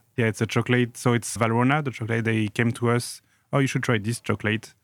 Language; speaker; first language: English; non-native, fluent; French